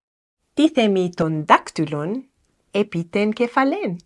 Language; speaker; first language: Greek; non-native, fluent; English